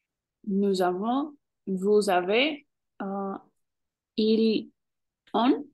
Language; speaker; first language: French; non-native, learner; Spanish